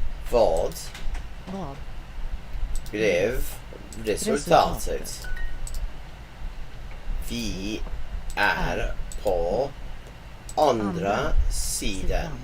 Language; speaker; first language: Swedish; non-native, learner; English